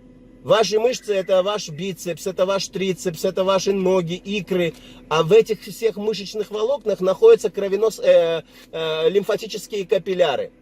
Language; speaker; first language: Russian; native; Russian